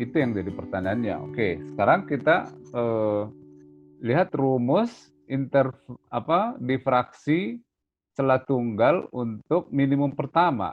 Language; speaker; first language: Indonesian; native; Indonesian